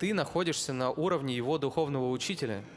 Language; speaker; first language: Russian; native; Russian